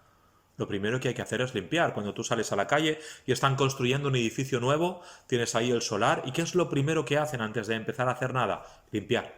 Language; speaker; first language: Spanish; native; Spanish